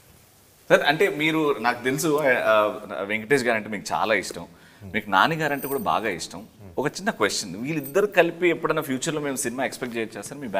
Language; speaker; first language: Telugu; native; Telugu